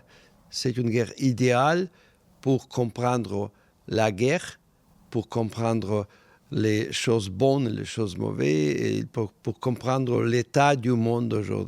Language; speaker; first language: French; non-native, fluent; Russian